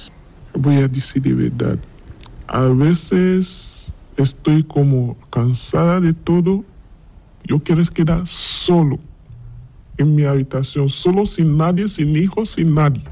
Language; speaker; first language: Spanish; non-native, learner; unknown